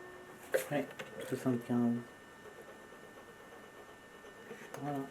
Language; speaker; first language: French; native; French